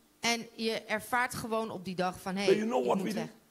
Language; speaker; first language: Dutch; native; Dutch